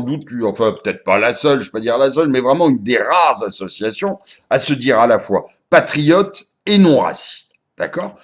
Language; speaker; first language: French; native; French